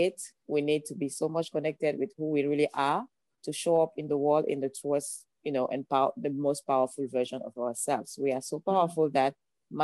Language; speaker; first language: English; non-native, local second language; French